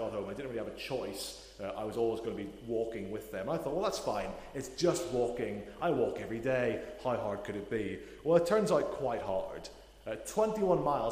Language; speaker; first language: English; native; English